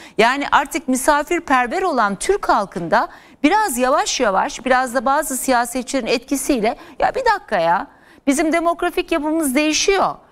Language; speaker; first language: Turkish; native; Turkish